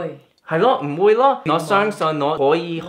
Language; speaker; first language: Cantonese; early bilingual, heritage; English